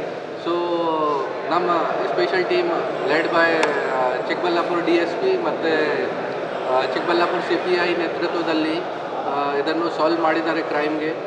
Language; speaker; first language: Kannada; non-native, local second language; Hindi